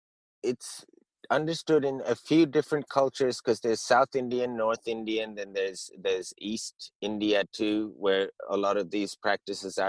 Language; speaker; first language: English; early bilingual, heritage; English